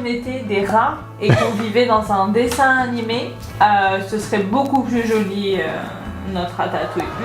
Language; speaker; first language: French; native; French